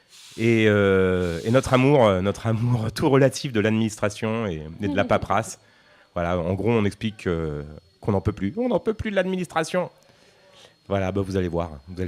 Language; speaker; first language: French; native; French